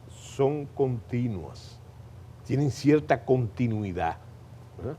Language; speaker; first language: Spanish; native; Spanish